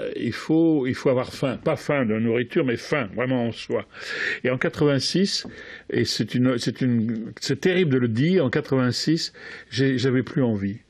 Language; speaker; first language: French; native; French